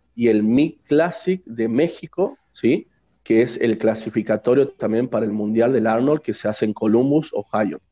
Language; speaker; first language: Spanish; native; Spanish